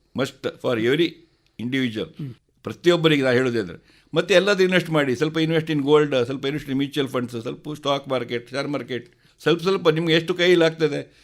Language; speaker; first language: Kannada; non-native, local second language; Konkani